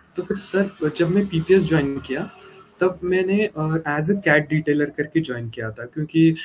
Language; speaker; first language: Hindi; non-native, local second language; Marathi